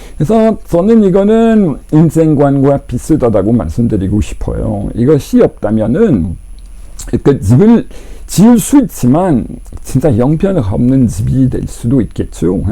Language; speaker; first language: Korean; non-native, fluent; French